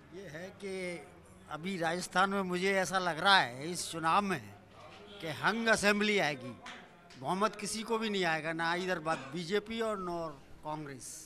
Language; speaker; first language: Hindi; native; Hindi